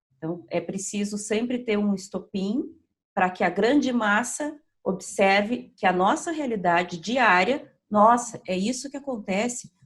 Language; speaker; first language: Portuguese; native; Portuguese